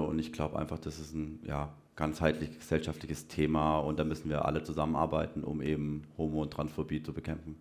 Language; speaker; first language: German; native; German